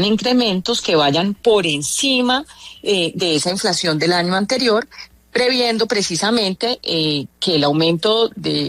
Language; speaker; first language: Spanish; native; Spanish